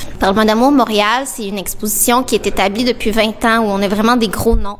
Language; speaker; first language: French; native; French